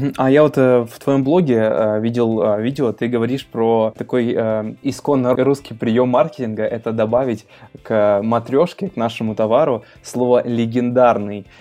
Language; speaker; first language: Russian; native; Russian